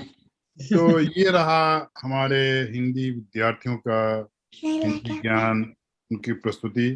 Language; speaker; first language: Hindi; native; Hindi